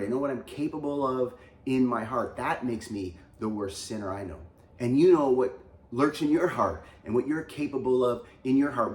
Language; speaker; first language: English; native; English